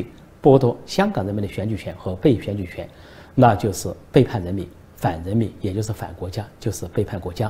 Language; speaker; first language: Chinese; native; Chinese